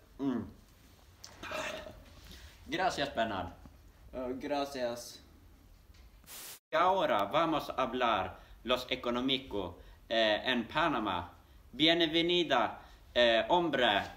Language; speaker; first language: Spanish; non-native, learner; Swedish